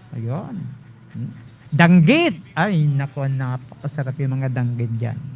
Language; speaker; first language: Filipino; native; Filipino